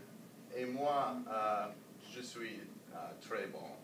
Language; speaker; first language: French; non-native, learner; English